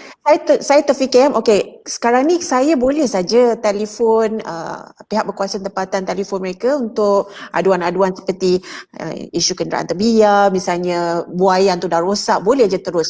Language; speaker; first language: Malay; native; Malay